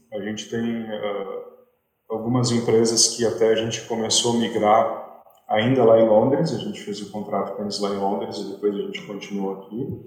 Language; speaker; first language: Portuguese; native; Portuguese